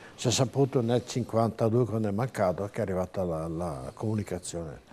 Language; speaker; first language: Italian; native; Italian